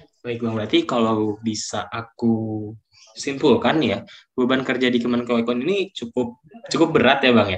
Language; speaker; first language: Indonesian; native; Indonesian